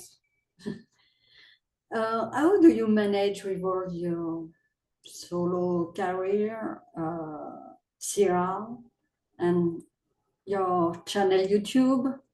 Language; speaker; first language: English; non-native, learner; French